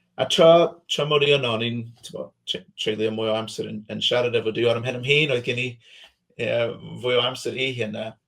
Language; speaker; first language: Welsh; non-native, fluent; English